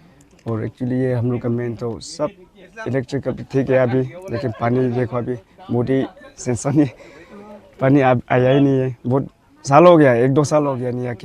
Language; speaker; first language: Hindi; non-native, local second language; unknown